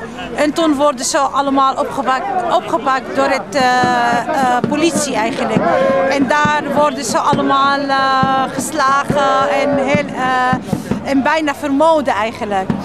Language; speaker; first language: Dutch; non-native, fluent; Arabic